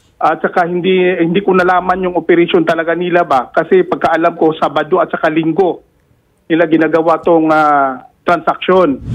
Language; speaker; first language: Filipino; non-native, local second language; Cebuano